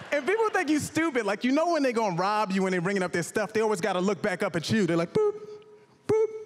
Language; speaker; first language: English; native; English